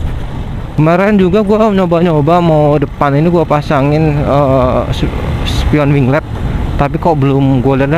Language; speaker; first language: Indonesian; native; Indonesian